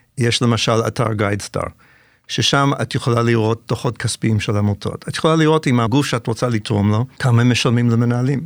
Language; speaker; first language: Hebrew; non-native, fluent; English